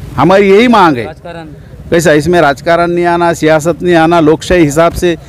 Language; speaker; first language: Hindi; non-native, local second language; Urdu